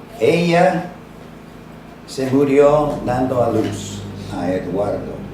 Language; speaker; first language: Spanish; non-native, fluent; English